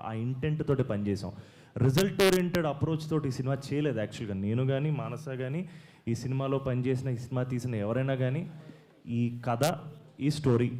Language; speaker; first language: Telugu; native; Telugu